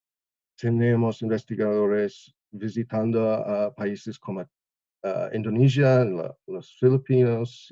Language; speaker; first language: Spanish; non-native, learner; English